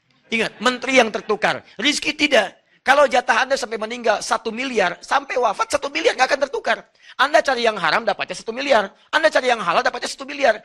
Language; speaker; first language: Indonesian; non-native, fluent; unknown